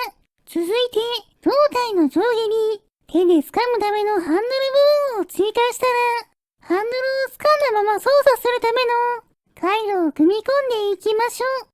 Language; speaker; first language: Japanese; native; Japanese